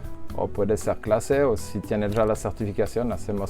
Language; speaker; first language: Spanish; non-native, learner; French